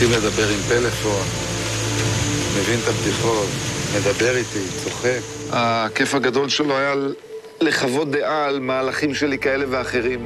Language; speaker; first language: Hebrew; native; Hebrew